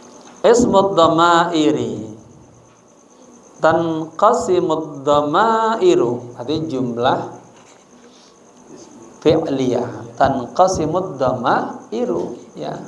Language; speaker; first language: Arabic; non-native, fluent; Indonesian